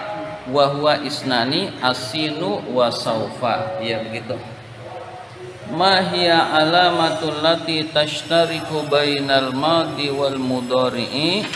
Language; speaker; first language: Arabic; non-native, fluent; Indonesian